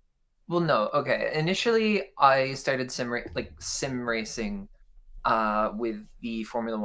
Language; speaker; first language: English; native; English